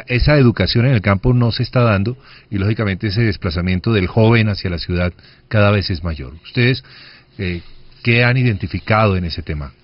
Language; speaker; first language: Spanish; native; Spanish